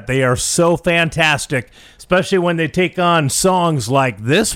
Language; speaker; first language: English; native; English